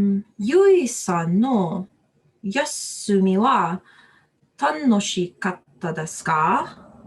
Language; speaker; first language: Japanese; non-native, learner; English